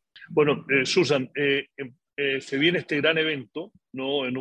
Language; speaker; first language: Spanish; native; Spanish